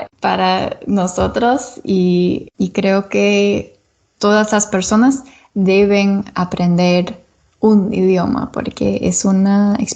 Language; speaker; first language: Spanish; non-native, learner; English